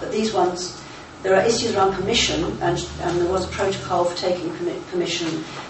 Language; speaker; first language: English; native; English